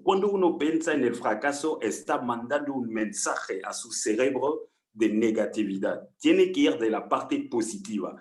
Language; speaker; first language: Spanish; non-native, fluent; French